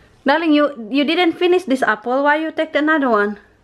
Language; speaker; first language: English; non-native, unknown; Indonesian